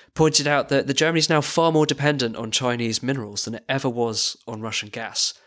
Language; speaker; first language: English; native; English